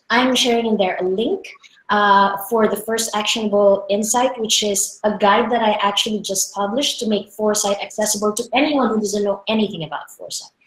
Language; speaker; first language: English; non-native, local second language; Filipino